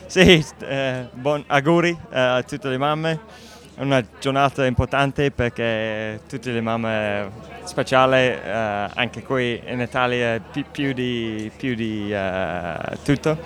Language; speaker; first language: Italian; non-native, learner; English